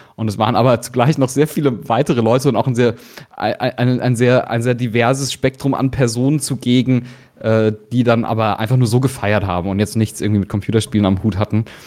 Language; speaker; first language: German; native; German